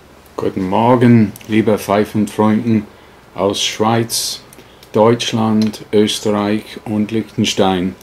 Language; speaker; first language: German; non-native, fluent; English